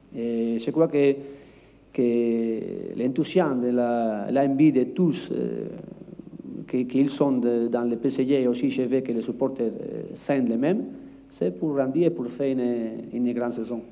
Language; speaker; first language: French; non-native, learner; Spanish